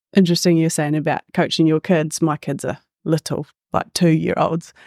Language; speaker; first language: English; native; English